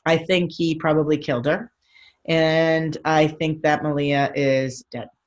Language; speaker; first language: English; native; English